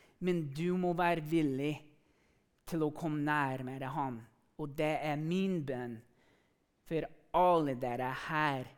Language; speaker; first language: Norwegian; non-native, fluent; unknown